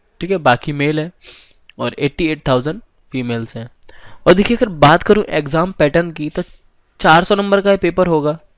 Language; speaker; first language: Hindi; native; Hindi